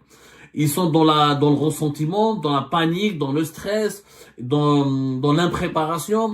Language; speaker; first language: French; non-native, local second language; Arabic